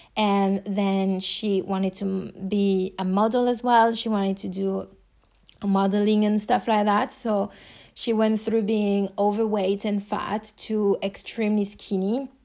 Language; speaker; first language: English; non-native, fluent; French